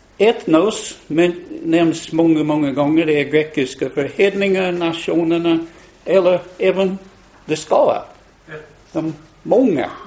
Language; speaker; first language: Swedish; non-native, fluent; English